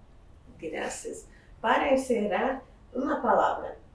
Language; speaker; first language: Spanish; non-native, fluent; Portuguese